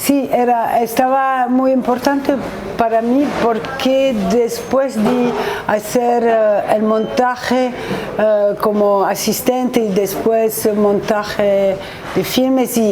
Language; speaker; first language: Spanish; non-native, learner; French